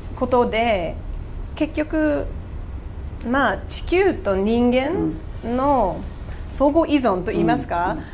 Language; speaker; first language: Japanese; non-native, fluent; English